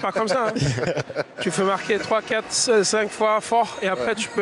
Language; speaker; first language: French; non-native, fluent; Danish